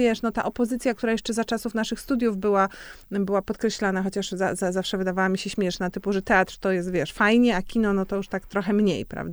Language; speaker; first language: Polish; native; Polish